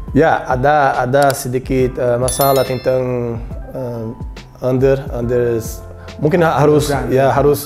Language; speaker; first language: Indonesian; non-native, learner; Portuguese